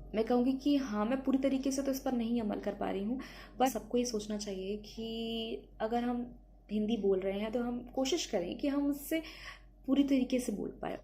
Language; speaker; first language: Hindi; native; Hindi